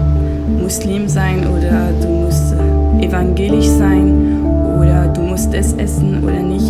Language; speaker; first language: German; early bilingual, heritage; German